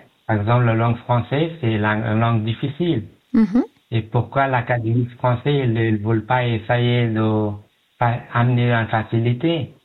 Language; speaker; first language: French; non-native, learner; Pashto